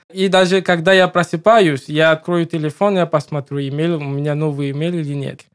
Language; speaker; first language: Russian; non-native, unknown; English